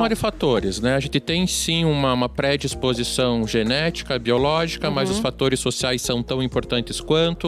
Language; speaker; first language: Portuguese; native; Portuguese